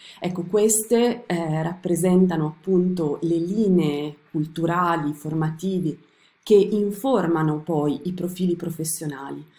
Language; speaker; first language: Italian; native; Italian